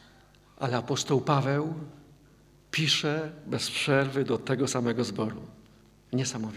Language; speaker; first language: Polish; native; Polish